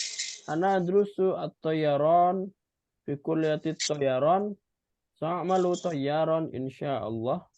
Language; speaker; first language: Arabic; non-native, fluent; Indonesian